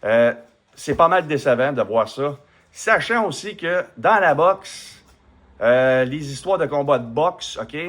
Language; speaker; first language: French; native; French